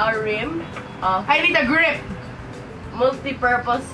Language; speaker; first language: English; non-native, local second language; Filipino